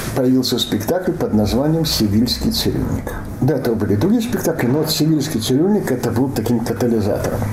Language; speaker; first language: Russian; non-native, local second language; Yiddish